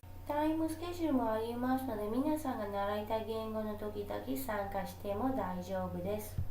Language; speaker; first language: Japanese; non-native, learner; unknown